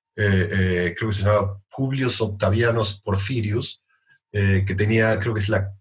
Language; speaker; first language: Spanish; native; Spanish